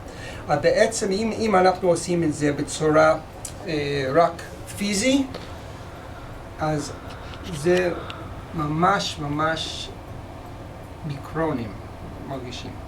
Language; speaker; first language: Hebrew; non-native, fluent; English